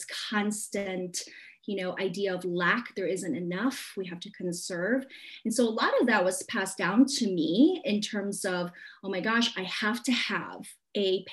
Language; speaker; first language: English; non-native, local second language; Cantonese